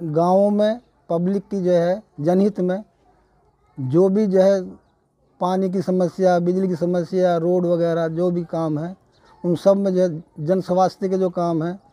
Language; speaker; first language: Hindi; native; Hindi